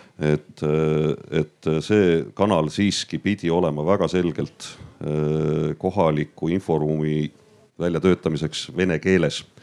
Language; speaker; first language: Estonian; native; Estonian